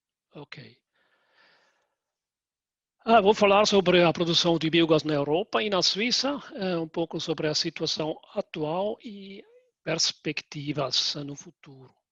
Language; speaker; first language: Portuguese; non-native, fluent; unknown